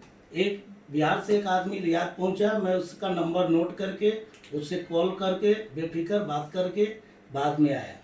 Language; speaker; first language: Hindi; non-native, local second language; Bhojpuri